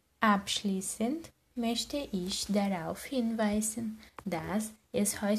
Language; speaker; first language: German; non-native, learner; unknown